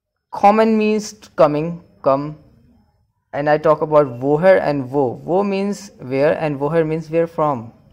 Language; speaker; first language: English; non-native, local second language; Hindi